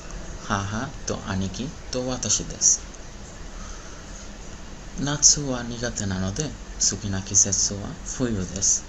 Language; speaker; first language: Japanese; non-native, learner; Bangla